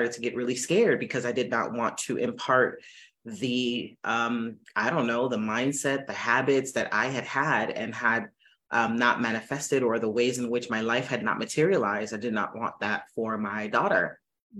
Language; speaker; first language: English; native; English